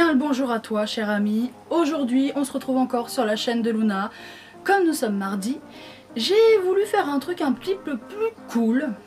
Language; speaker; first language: French; early bilingual, other home language; Portuguese